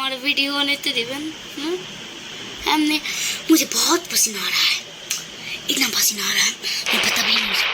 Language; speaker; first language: Hindi; non-native, local second language; Bangla